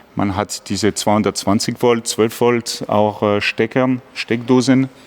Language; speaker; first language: German; non-native, fluent; French